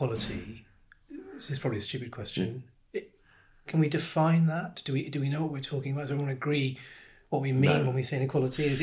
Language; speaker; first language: English; native; English